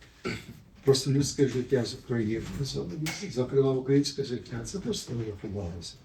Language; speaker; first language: Ukrainian; early bilingual, heritage; Ukrainian